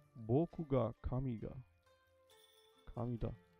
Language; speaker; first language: Japanese; non-native, learner; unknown